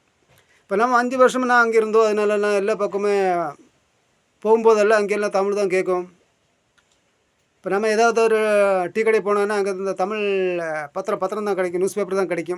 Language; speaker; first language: Tamil; non-native, local second language; Malayalam